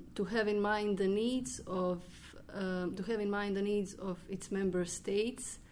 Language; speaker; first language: English; non-native, fluent; Croatian